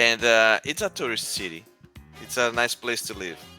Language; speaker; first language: English; non-native, learner; Portuguese